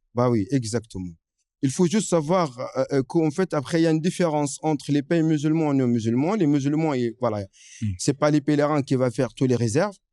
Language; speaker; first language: French; non-native, fluent; Arabic